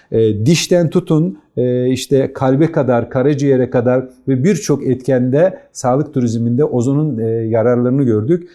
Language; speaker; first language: Turkish; native; Turkish